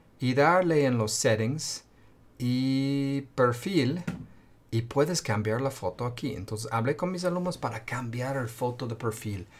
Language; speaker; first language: Spanish; non-native, fluent; English